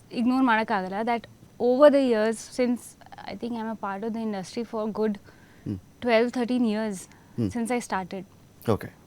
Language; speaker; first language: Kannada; non-native, fluent; Hindi